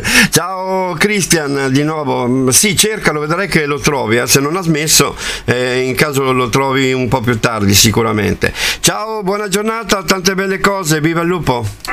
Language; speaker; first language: Italian; native; Italian